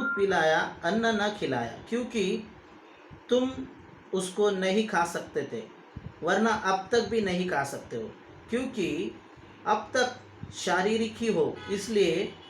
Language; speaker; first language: Hindi; non-native, local second language; Kannada